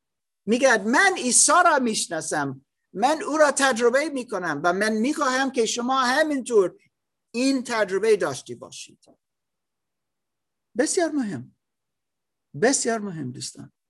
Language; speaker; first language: Persian; non-native, learner; German